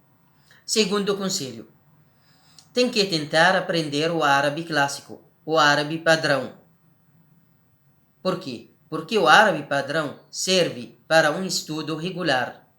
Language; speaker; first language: Portuguese; non-native, learner; Arabic